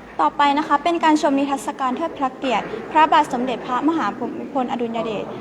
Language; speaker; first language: Thai; native; Thai